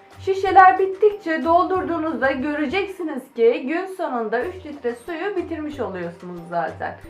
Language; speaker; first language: Turkish; native; Turkish